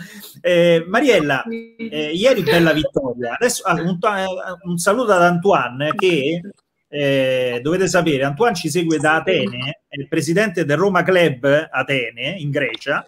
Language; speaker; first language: Italian; native; Italian